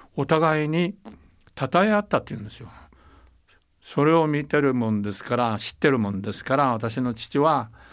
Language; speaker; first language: Japanese; native; Japanese